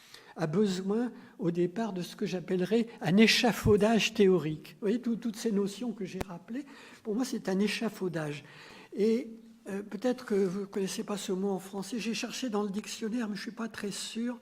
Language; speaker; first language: French; native; French